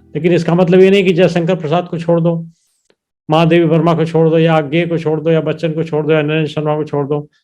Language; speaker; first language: Hindi; native; Hindi